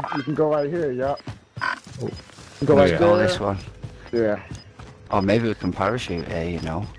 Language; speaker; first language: English; native; English